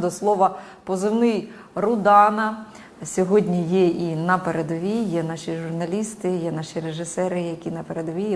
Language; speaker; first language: Ukrainian; native; Ukrainian